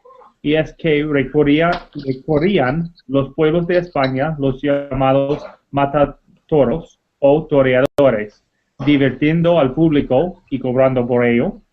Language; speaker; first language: Spanish; non-native, learner; English